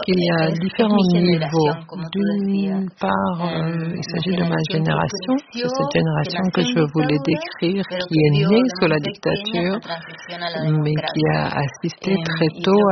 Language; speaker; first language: French; non-native, fluent; Spanish